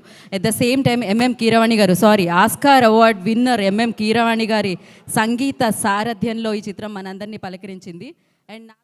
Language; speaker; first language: Telugu; native; Telugu